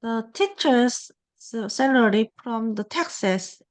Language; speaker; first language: English; non-native, learner; Korean